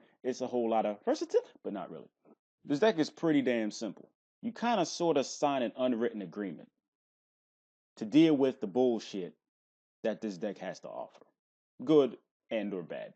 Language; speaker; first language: English; native; English